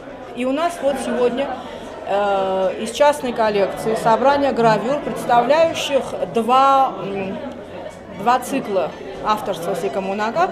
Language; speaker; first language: Russian; native; Russian